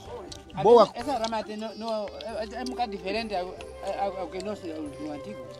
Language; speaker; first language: Portuguese; native; Portuguese